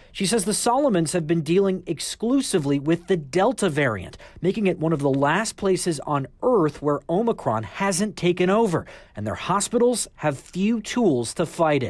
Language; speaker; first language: English; native; English